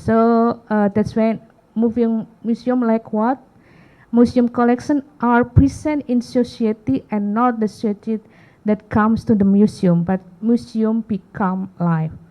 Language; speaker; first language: English; non-native, learner; Indonesian